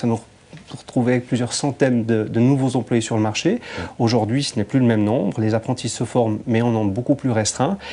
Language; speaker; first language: French; native; French